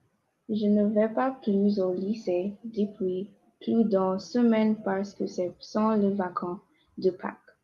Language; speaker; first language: French; non-native, learner; English